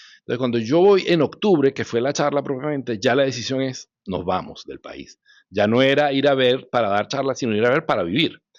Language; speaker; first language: Spanish; early bilingual, other home language; Hebrew